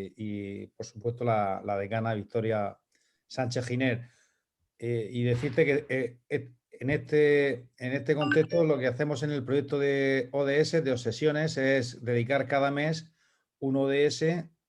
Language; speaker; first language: Spanish; native; Spanish